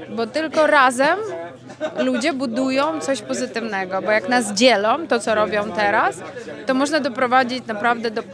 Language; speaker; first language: Polish; non-native, fluent; Ukrainian